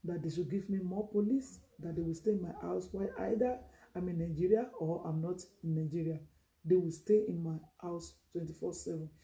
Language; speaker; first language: English; non-native, local second language; Yoruba